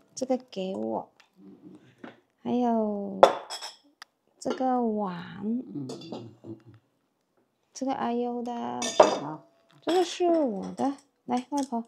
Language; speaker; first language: Chinese; non-native, fluent; Indonesian